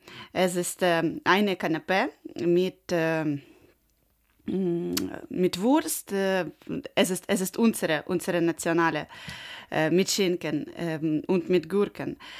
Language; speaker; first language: German; non-native, learner; Ukrainian